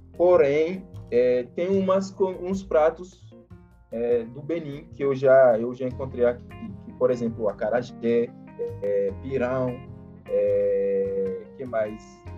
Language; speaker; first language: Portuguese; non-native, fluent; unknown